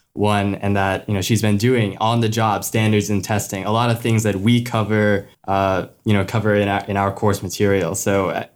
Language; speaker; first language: English; native; English